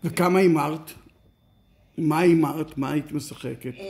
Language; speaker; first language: Hebrew; native; Hebrew